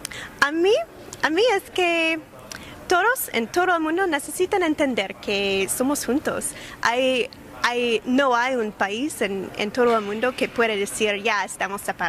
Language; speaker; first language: Spanish; non-native, learner; English